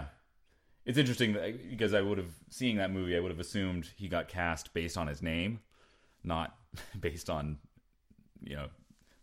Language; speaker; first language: English; native; English